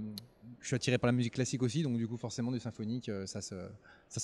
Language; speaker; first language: French; native; French